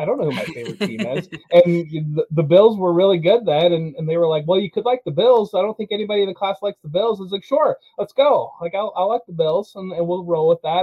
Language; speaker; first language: English; native; English